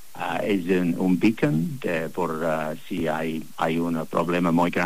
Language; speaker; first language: Spanish; non-native, learner; English